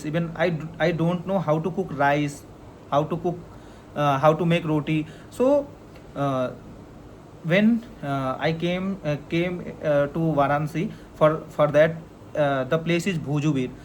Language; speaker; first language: English; non-native, learner; Hindi